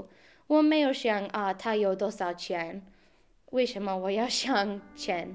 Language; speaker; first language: Chinese; non-native, learner; English